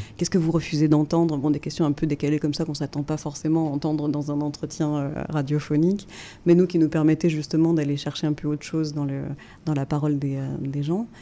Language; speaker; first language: French; native; French